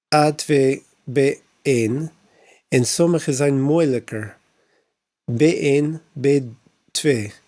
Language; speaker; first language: Dutch; non-native, learner; English